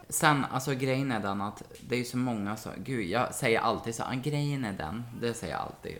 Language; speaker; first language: Swedish; native; Swedish